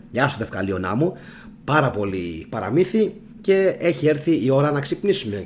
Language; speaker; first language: Greek; early bilingual, heritage; Greek